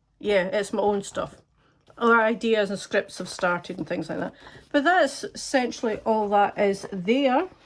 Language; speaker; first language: English; native; English